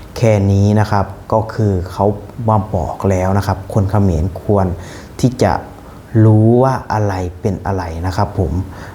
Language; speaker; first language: Thai; native; Thai